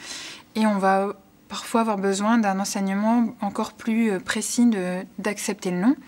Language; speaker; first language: French; native; French